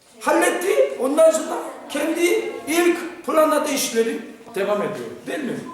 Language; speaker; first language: Turkish; non-native, fluent; Korean